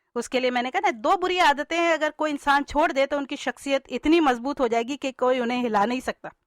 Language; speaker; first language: Urdu; native; Urdu